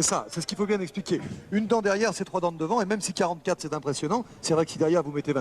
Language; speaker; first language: French; native; French